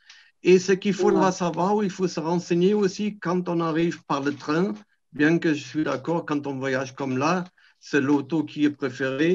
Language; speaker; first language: French; non-native, fluent; German